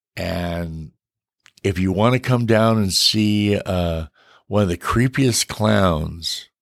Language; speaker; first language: English; native; English